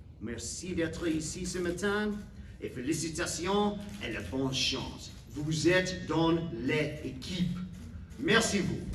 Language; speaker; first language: French; non-native, fluent; English